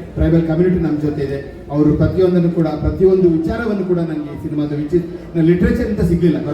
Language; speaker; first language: Kannada; native; Kannada